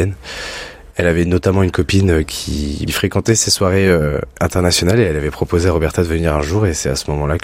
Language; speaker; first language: French; native; French